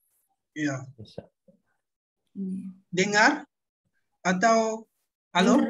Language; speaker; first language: Indonesian; non-native, learner; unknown